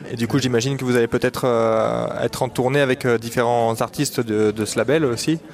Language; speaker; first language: French; native; French